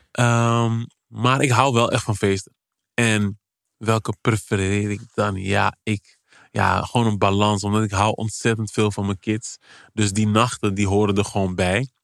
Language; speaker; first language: Dutch; early bilingual, other home language; Kabuverdianu